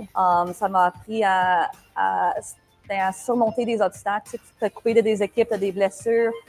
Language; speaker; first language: French; early bilingual, heritage; French